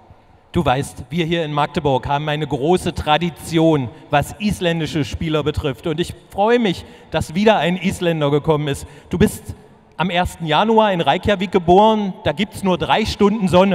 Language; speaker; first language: German; native; German